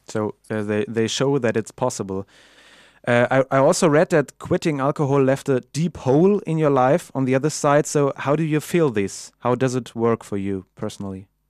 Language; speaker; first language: English; non-native, fluent; German